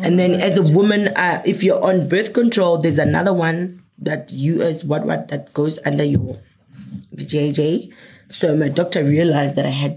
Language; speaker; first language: English; non-native, local second language; Southern Sotho